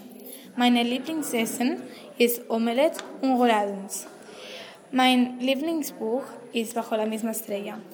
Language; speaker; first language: German; non-native, learner; Spanish